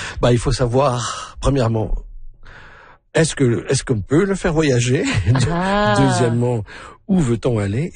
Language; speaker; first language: French; native; French